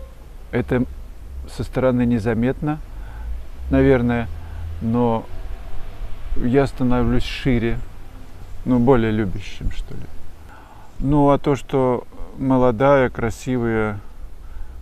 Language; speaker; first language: Russian; native; Russian